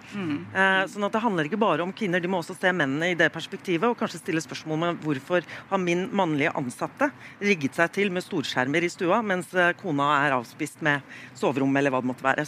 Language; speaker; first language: Norwegian; native; Norwegian